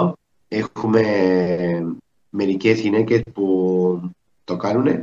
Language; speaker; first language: Greek; early bilingual, heritage; Spanish